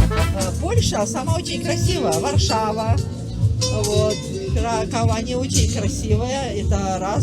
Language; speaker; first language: Russian; native; Russian